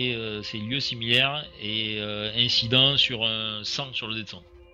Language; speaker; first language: French; native; French